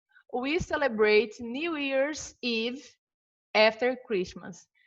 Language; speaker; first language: English; non-native, fluent; Portuguese